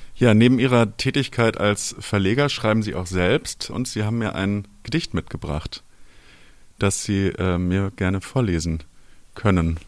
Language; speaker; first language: German; native; German